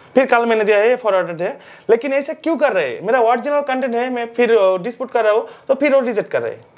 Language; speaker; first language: Hindi; non-native, local second language; Bangla